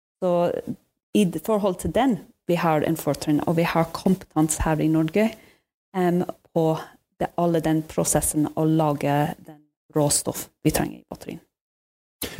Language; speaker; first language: Norwegian; non-native, fluent; English